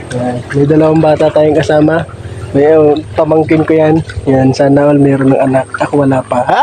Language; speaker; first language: Filipino; native; Filipino